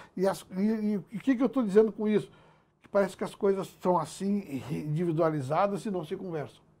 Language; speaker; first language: Portuguese; native; Portuguese